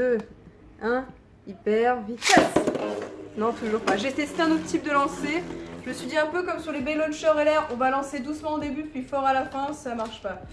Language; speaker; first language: French; native; French